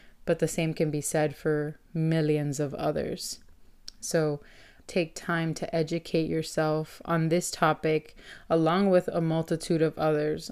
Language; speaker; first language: English; early bilingual, other home language; Spanish